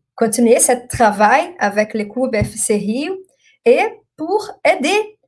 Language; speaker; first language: French; non-native, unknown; Portuguese